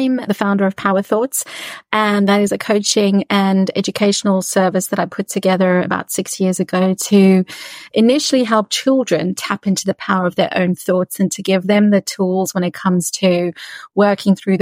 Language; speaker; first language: English; native; English